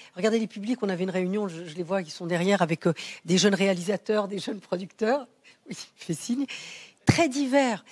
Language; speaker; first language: French; native; French